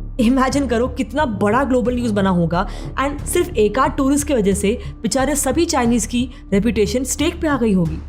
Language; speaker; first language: Hindi; native; Hindi